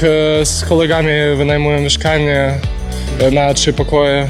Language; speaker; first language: Polish; non-native, learner; Ukrainian